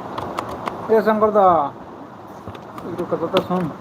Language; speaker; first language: Hindi; non-native, local second language; Santali